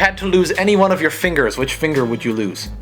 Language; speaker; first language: English; native; English